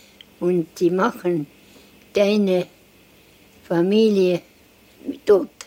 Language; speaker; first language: German; non-native, learner; Estonian